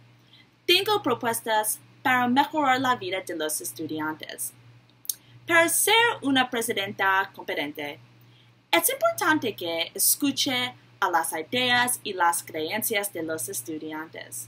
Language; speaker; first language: Spanish; non-native, learner; English